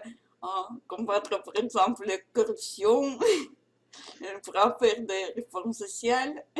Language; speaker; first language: French; non-native, learner; Russian